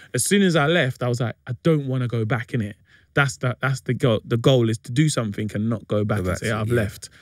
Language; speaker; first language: English; native; English